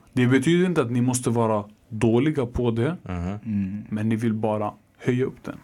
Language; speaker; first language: Swedish; early bilingual, other home language; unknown